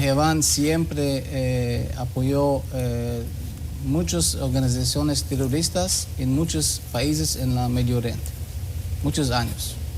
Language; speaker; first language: Spanish; non-native, learner; Hebrew